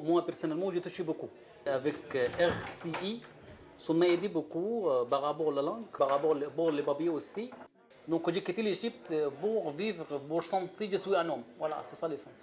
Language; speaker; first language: French; non-native, learner; Arabic